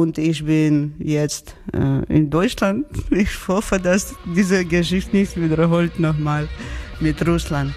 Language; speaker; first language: German; non-native, learner; Georgian